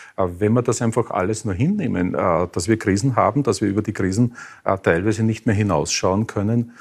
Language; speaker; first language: German; native; German